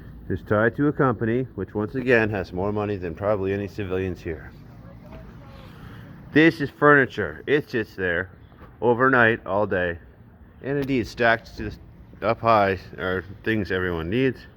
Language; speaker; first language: English; native; English